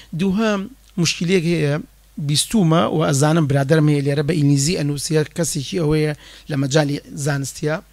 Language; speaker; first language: Central Kurdish; native; Central Kurdish